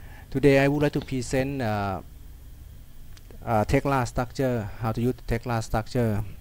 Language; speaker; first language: English; non-native, learner; Thai